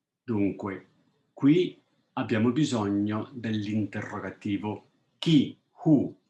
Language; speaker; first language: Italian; non-native, fluent; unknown